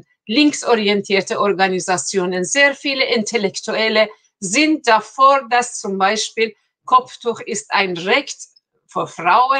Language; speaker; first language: German; non-native, fluent; Persian